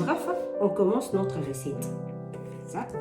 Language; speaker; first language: French; non-native, local second language; Lingala